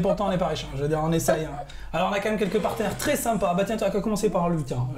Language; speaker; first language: French; native; French